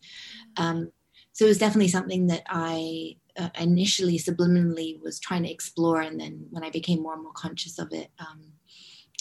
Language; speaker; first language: English; native; English